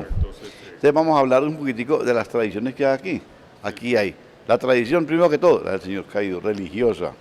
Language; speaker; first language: Spanish; native; Spanish